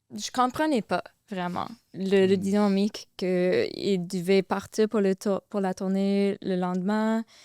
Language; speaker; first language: French; non-native, fluent; English